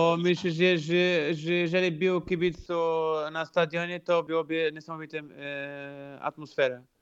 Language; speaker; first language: Polish; non-native, fluent; Portuguese